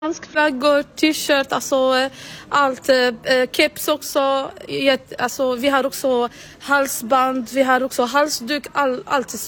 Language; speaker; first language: Swedish; non-native, learner; Arabic